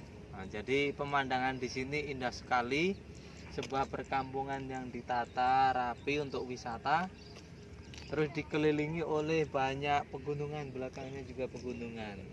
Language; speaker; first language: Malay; non-native, local second language; Javanese